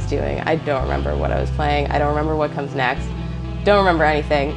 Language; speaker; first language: English; native; English